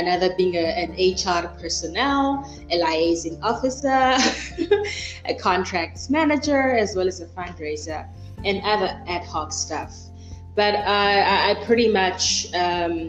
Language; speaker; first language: English; non-native, local second language; Xhosa